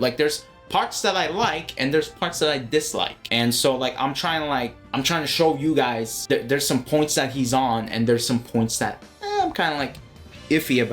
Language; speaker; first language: English; native; English